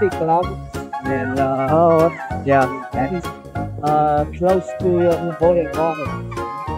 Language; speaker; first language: English; non-native, learner; Vietnamese